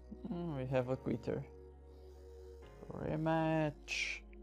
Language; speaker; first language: English; non-native, fluent; Portuguese